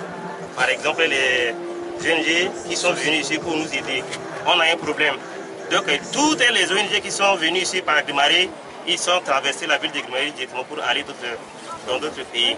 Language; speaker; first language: French; non-native, local second language; Sango